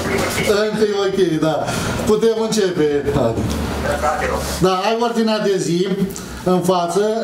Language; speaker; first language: Romanian; native; Romanian